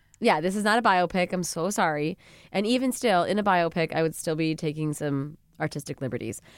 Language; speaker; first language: English; native; English